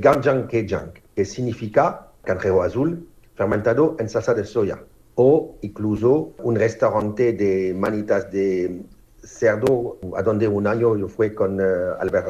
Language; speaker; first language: Spanish; non-native, learner; French